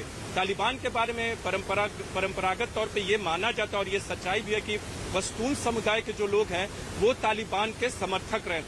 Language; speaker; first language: Hindi; native; Hindi